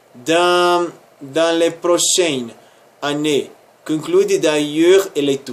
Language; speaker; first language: French; non-native, learner; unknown